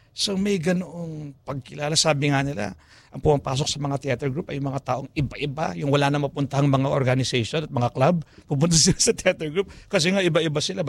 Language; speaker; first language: Filipino; non-native, local second language; Pampanga